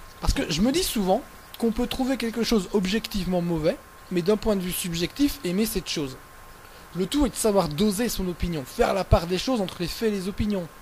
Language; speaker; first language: French; native; French